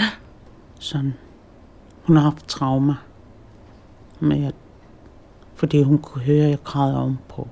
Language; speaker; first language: Danish; non-native, local second language; Kalaallisut